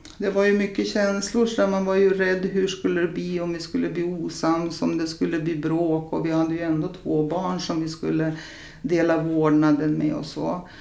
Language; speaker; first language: Swedish; early bilingual, other home language; Serbian